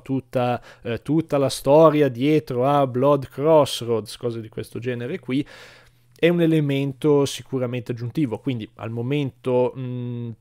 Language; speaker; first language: Italian; native; Italian